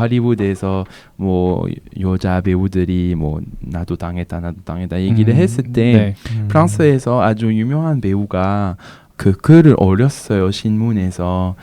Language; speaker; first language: Korean; non-native, fluent; French